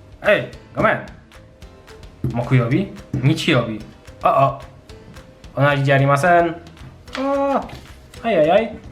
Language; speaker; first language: Japanese; non-native, fluent; Polish